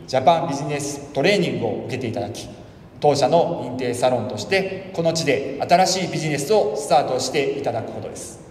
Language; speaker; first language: Japanese; native; Japanese